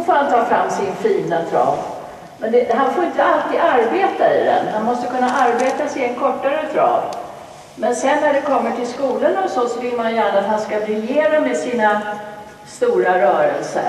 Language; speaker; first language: Swedish; native; Swedish